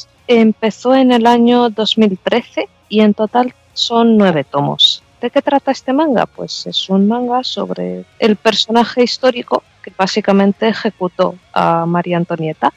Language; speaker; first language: Spanish; native; Spanish